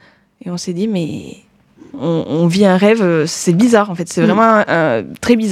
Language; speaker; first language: French; native; French